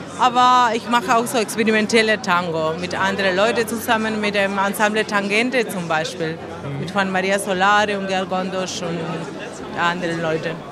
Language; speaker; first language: German; non-native, fluent; Spanish